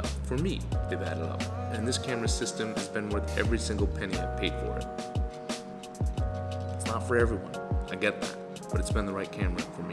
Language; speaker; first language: English; native; English